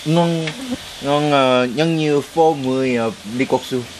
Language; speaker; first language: Vietnamese; non-native, learner; Korean